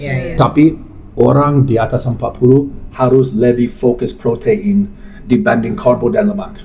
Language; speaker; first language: Indonesian; non-native, fluent; English